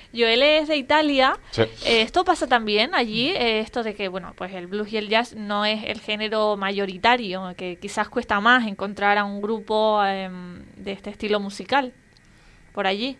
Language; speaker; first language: Spanish; native; Spanish